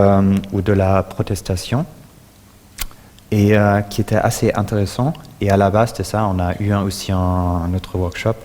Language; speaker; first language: French; non-native, fluent; German